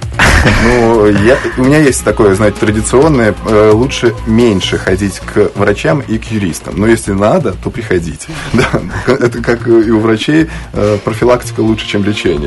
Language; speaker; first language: Russian; native; Russian